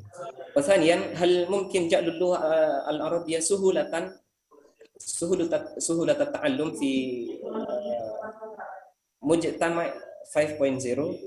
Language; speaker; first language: Arabic; non-native, fluent; Indonesian